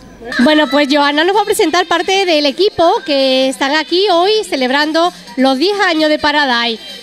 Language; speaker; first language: Spanish; native; Spanish